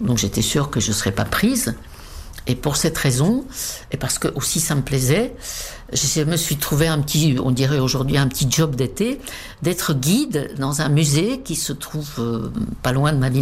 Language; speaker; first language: French; non-native, fluent; Czech